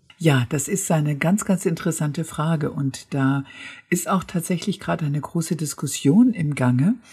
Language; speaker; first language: German; native; German